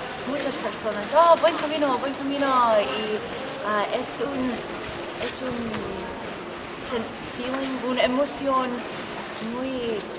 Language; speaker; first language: Spanish; non-native, fluent; English